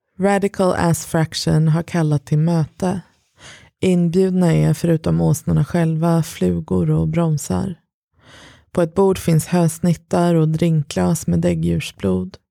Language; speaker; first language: Swedish; early bilingual, other home language; Persian